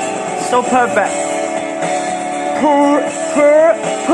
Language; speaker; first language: English; non-native, learner; Chinese